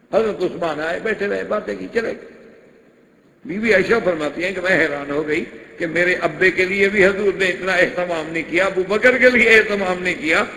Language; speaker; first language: Urdu; non-native, local second language; Punjabi